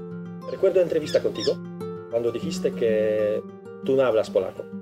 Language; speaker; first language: Spanish; non-native, learner; Polish